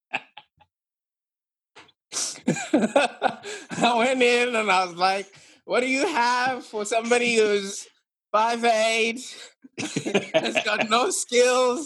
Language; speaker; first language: English; non-native, local second language; Shona